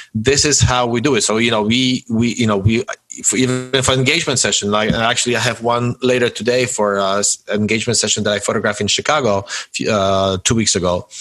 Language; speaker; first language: English; early bilingual, other home language; Polish